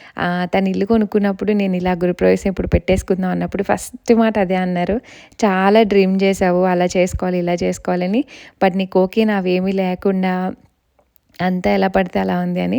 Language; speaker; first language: Telugu; native; Telugu